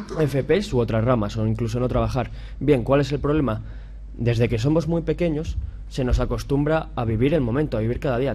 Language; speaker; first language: Spanish; native; Spanish